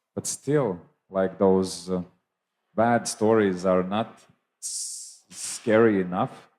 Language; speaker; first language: English; non-native, fluent; Latvian